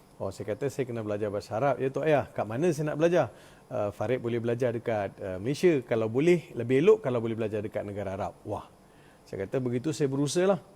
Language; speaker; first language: Malay; non-native, local second language; Tamil